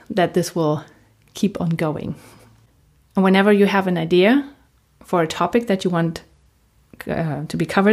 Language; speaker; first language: English; non-native, fluent; German